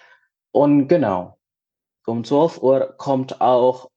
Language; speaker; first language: German; non-native, fluent; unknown